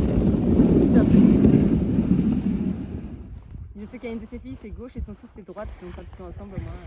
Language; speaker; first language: French; native; French